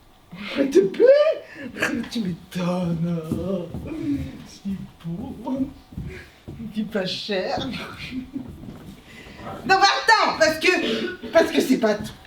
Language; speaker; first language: French; native; French